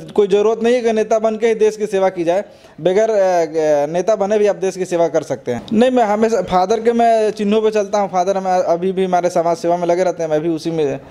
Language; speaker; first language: Hindi; native; Hindi